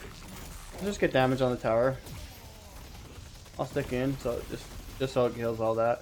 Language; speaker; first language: English; native; English